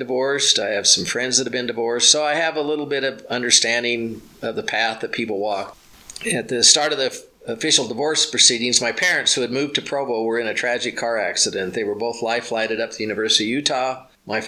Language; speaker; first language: English; native; English